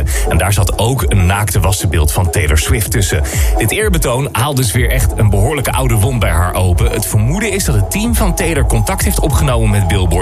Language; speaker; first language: Dutch; native; Dutch